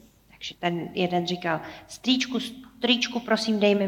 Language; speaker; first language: Czech; native; Czech